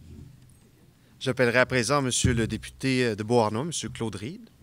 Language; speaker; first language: French; native; French